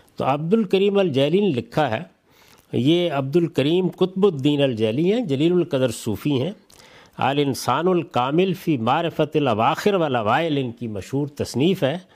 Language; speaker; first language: Urdu; non-native, local second language; Punjabi